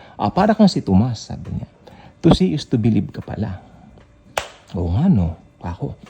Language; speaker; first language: Filipino; native; Filipino